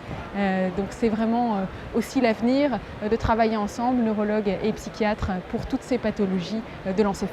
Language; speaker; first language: French; native; French